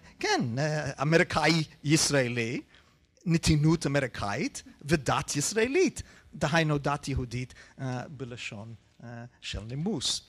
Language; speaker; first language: Hebrew; non-native, fluent; English